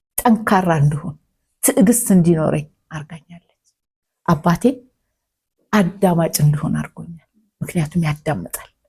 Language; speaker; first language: Amharic; native; Amharic